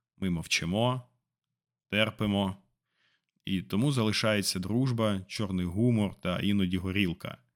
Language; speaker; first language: Ukrainian; non-native, local second language; Russian